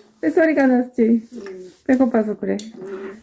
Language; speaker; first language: Korean; non-native, fluent; Spanish